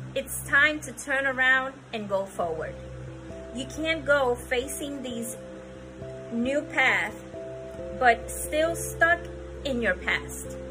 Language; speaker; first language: English; early bilingual, other home language; Spanish